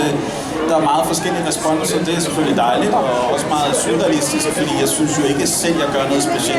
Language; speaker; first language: Danish; native; Danish